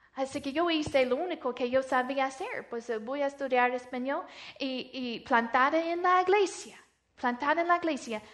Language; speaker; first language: Spanish; non-native, fluent; English